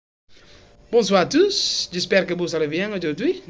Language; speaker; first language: French; non-native, learner; Spanish